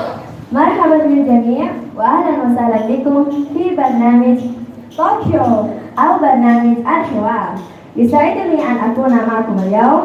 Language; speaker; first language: Arabic; non-native, learner; Indonesian